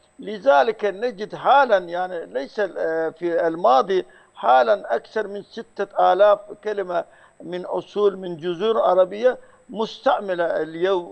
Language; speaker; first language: Arabic; non-native, fluent; Turkish